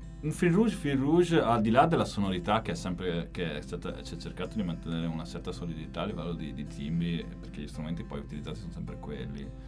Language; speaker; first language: Italian; native; Italian